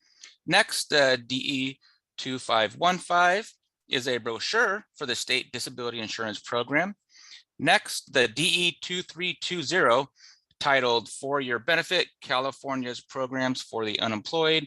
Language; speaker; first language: English; native; English